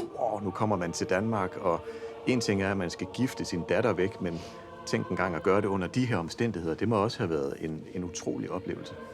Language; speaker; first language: Danish; native; Danish